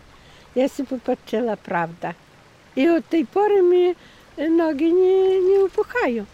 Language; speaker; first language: Polish; non-native, local second language; Ukrainian